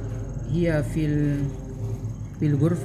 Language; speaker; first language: Arabic; non-native, learner; Indonesian